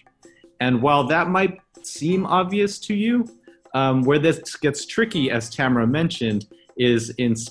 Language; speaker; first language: English; early bilingual, other home language; Chinese